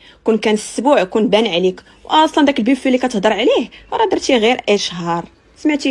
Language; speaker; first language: Arabic; native; Arabic